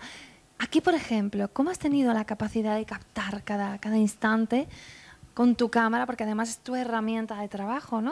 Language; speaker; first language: Spanish; native; Spanish